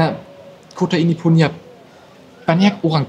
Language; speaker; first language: Indonesian; non-native, learner; German